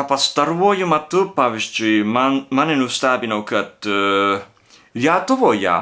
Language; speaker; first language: Lithuanian; non-native, learner; Japanese